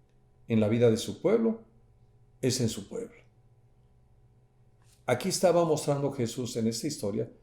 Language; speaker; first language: Spanish; native; Spanish